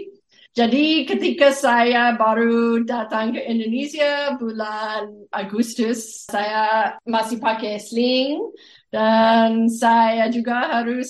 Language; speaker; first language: Indonesian; non-native, fluent; English